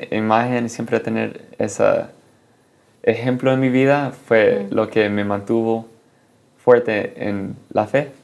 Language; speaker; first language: Spanish; early bilingual, heritage; Spanish